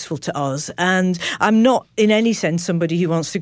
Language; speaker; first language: English; native; English